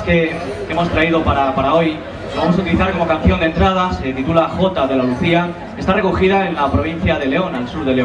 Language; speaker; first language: Spanish; native; Spanish